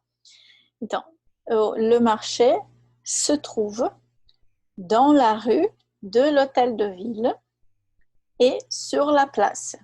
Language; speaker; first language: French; non-native, fluent; Portuguese